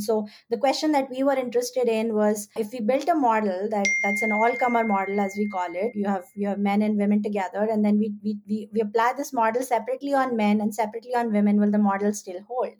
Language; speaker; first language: English; non-native, local second language; Hindi